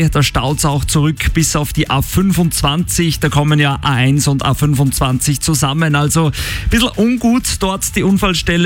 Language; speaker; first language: German; native; German